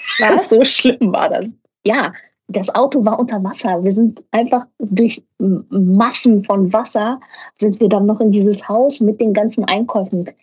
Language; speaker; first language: German; native; German